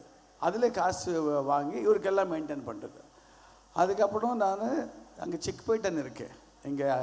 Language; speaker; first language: Tamil; non-native, learner; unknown